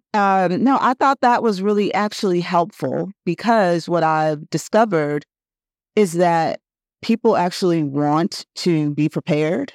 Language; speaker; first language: English; native; English